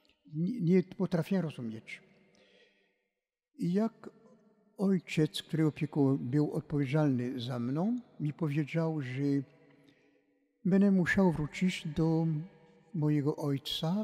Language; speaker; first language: Polish; non-native, fluent; French